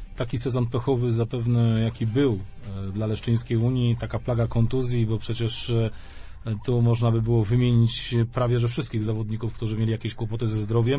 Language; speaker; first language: Polish; native; Polish